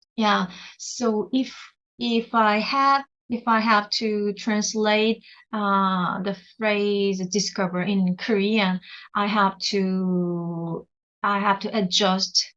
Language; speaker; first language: English; non-native, learner; Korean